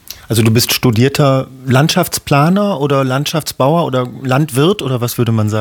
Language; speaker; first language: German; native; German